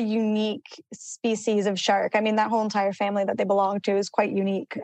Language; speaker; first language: English; early bilingual, other home language; Spanish